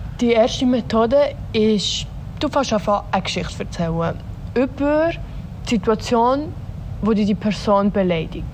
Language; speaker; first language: German; early bilingual, other home language; Swiss German